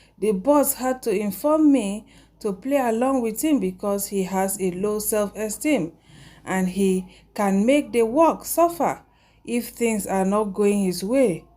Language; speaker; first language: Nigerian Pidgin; non-native, local second language; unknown